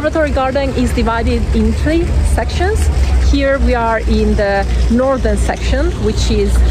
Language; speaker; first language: English; non-native, fluent; Italian